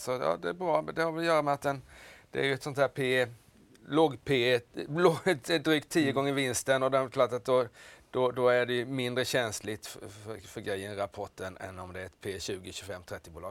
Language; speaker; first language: Swedish; native; Swedish